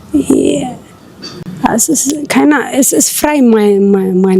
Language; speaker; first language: German; non-native, learner; Tigrinya